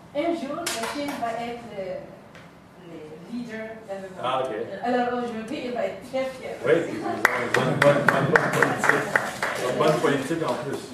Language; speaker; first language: French; non-native, fluent; Filipino